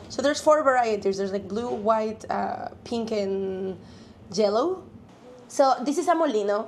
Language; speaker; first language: English; non-native, fluent; Spanish